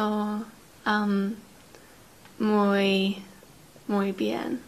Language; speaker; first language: Spanish; non-native, learner; English